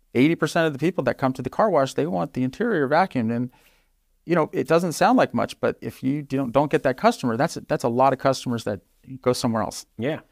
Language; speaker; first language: English; native; English